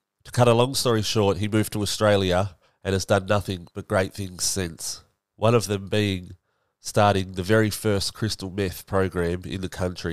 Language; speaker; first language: English; native; English